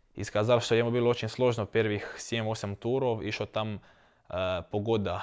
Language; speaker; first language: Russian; non-native, learner; Croatian